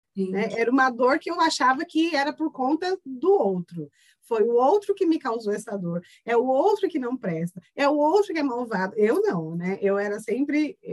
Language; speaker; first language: Portuguese; native; Portuguese